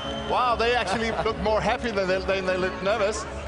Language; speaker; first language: English; non-native, fluent; Danish